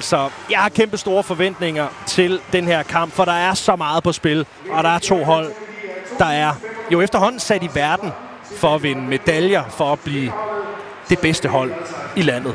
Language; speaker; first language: Danish; native; Danish